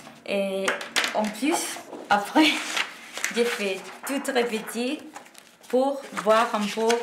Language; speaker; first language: French; non-native, learner; Korean